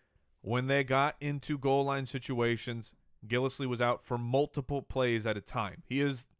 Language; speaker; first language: English; native; English